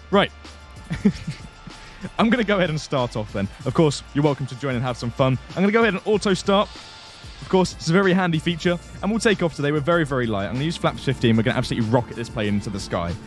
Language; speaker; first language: English; native; English